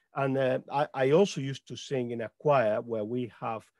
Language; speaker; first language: English; non-native, fluent; Spanish